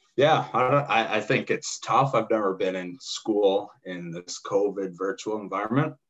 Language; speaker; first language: English; native; English